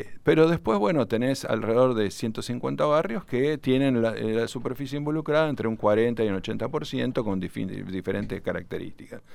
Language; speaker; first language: Spanish; native; Spanish